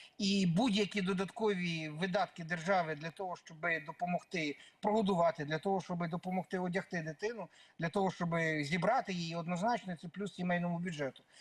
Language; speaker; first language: Ukrainian; native; Ukrainian